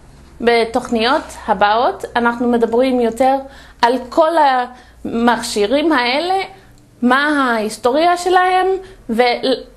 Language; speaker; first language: Hebrew; non-native, fluent; English